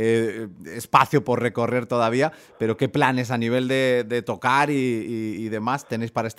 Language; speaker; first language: Spanish; native; Spanish